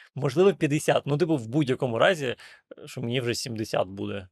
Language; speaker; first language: Ukrainian; native; Ukrainian